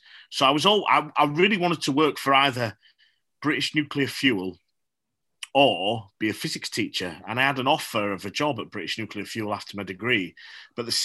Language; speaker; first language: English; native; English